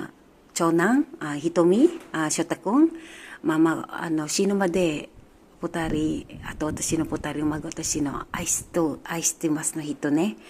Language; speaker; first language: Japanese; non-native, learner; Filipino